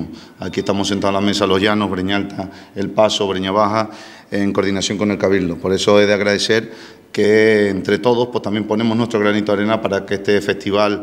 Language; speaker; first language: Spanish; native; Spanish